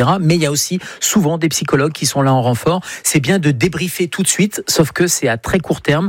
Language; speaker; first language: French; native; French